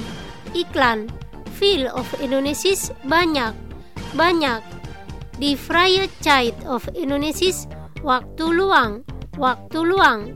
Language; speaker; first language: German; non-native, fluent; Indonesian